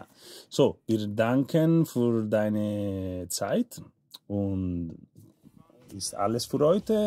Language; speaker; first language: German; non-native, learner; Italian